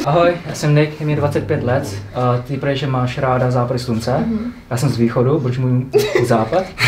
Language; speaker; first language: Czech; early bilingual, other home language; Vietnamese